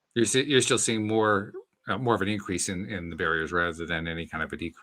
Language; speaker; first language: English; native; English